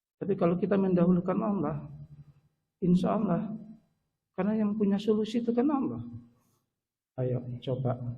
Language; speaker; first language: Indonesian; native; Indonesian